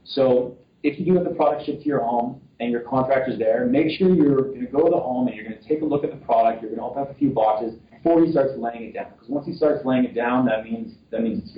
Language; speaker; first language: English; native; English